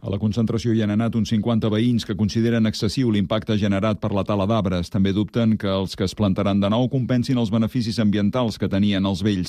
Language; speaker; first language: Catalan; native; Catalan